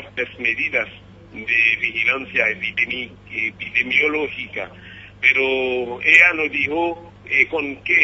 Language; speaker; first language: Spanish; non-native, fluent; Haitian Creole